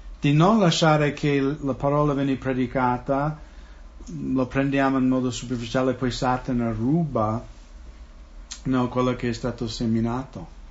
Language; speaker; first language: Italian; non-native, fluent; English